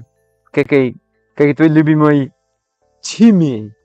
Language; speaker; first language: Russian; non-native, learner; English